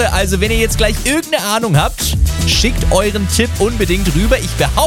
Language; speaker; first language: German; native; German